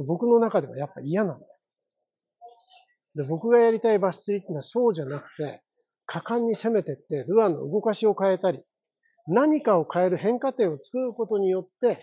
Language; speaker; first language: Japanese; native; Japanese